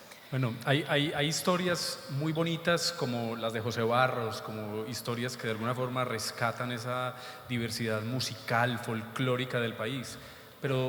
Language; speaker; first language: Spanish; native; Spanish